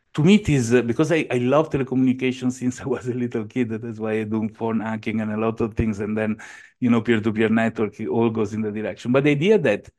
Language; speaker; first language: English; non-native, fluent; Italian